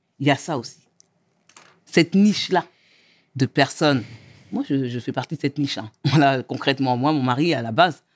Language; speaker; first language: French; early bilingual, other home language; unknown